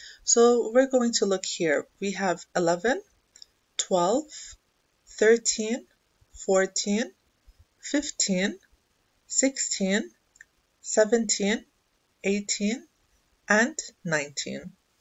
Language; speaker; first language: English; non-native, fluent; Arabic